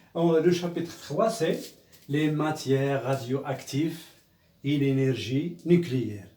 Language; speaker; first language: French; non-native, local second language; Arabic